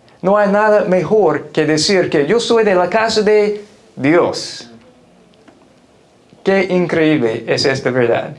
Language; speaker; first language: Spanish; non-native, fluent; English